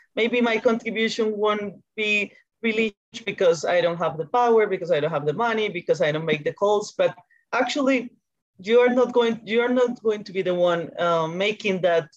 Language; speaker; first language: English; non-native, fluent; Spanish